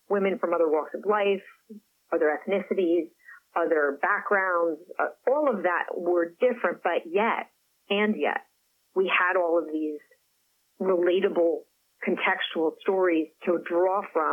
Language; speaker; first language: English; non-native, fluent; French